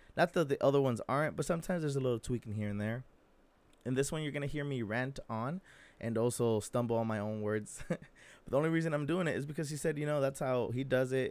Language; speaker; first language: English; early bilingual, other home language; Spanish